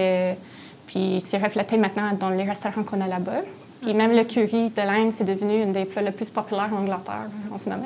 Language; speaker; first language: French; non-native, fluent; English